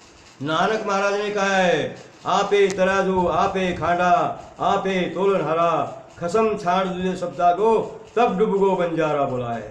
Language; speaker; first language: Hindi; non-native, local second language; Lambadi